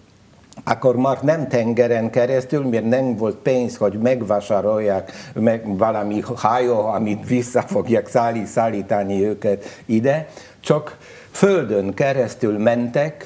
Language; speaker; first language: Hungarian; non-native, learner; Polish